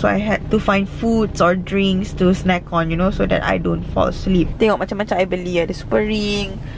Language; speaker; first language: English; non-native, local second language; Malay